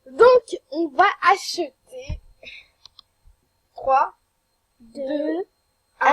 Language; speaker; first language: French; native; French